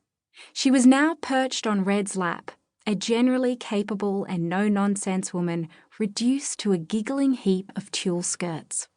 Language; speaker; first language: English; native; English